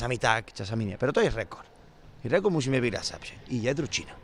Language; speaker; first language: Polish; non-native, learner; Spanish